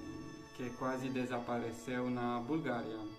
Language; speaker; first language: Portuguese; non-native, fluent; Romanian